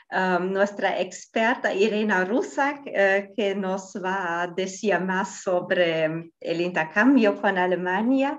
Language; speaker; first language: Spanish; non-native, fluent; German